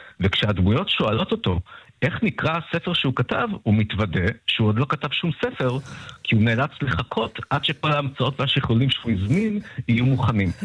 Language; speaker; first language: Hebrew; early bilingual, other home language; Russian